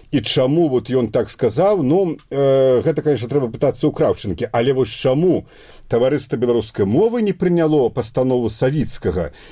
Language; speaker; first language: Belarusian; native; Belarusian